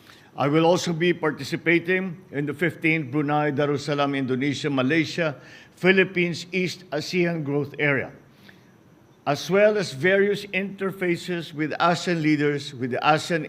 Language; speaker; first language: English; non-native, local second language; Filipino